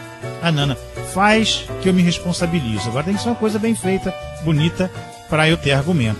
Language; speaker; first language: Portuguese; native; Portuguese